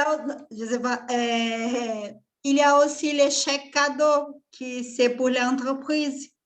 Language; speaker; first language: French; non-native, fluent; Portuguese